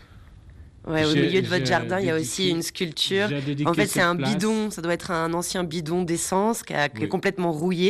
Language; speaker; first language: French; native; French